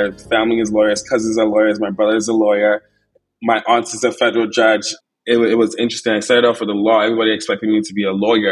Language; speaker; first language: English; non-native, local second language; Igbo